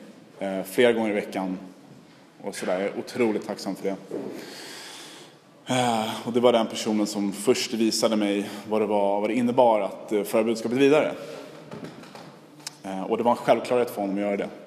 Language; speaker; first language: Swedish; native; Swedish